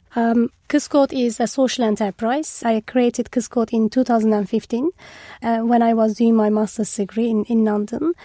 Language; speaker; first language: English; non-native, fluent; Turkish